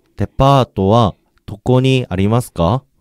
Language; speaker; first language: Japanese; non-native, learner; Korean